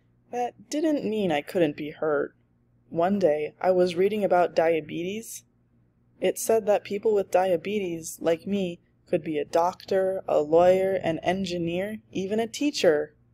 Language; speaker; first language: English; native; English